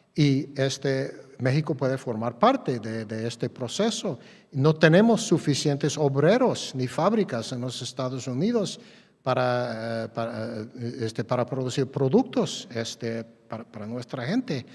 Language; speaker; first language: Spanish; non-native, fluent; English